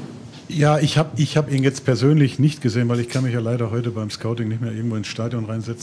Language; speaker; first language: German; native; German